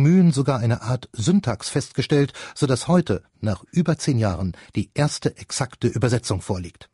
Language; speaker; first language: German; native; German